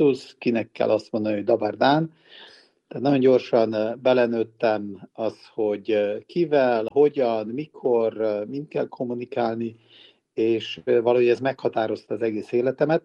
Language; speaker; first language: Hungarian; non-native, local second language; Serbian